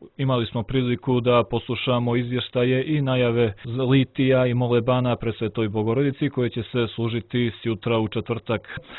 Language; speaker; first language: Serbian; native; Serbian